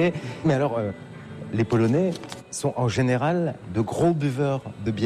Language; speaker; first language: French; native; French